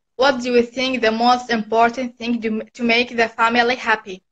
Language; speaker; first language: English; non-native, learner; Arabic